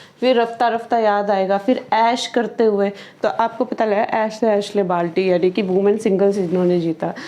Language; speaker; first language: Hindi; native; Hindi